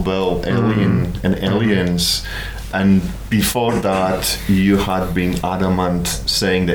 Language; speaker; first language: English; non-native, fluent; Polish